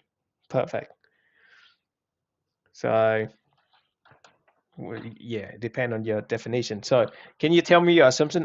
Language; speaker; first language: English; non-native, fluent; Vietnamese